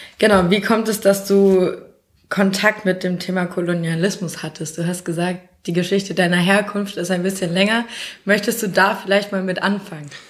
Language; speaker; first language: German; native; German